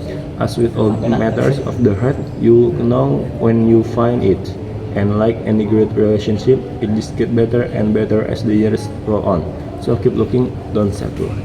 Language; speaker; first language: English; non-native, learner; Indonesian